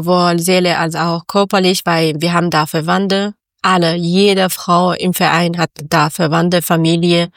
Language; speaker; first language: German; non-native, learner; Persian